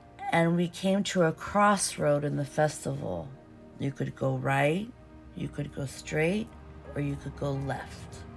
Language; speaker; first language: English; early bilingual, other home language; Portuguese